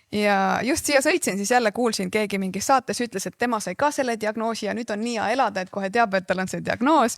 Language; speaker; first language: Estonian; native; Estonian